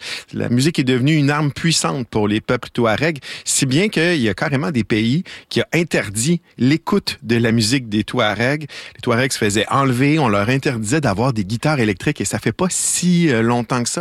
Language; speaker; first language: French; native; French